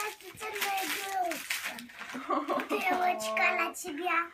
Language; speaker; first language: Russian; early bilingual, heritage; English